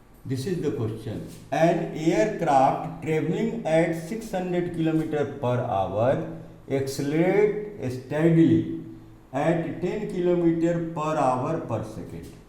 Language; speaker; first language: English; non-native, local second language; Hindi